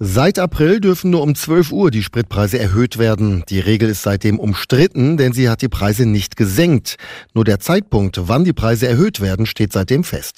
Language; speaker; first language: German; native; German